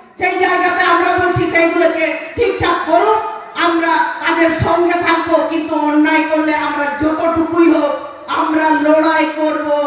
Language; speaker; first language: Bangla; non-native, local second language; Santali